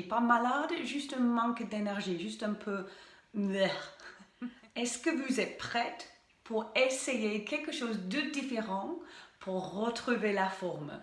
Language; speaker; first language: French; non-native, fluent; English